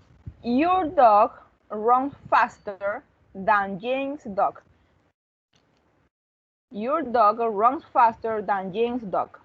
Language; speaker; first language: English; non-native, learner; Spanish